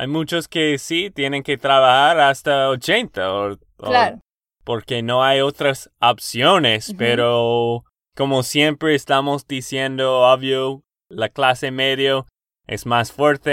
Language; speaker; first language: Spanish; non-native, learner; English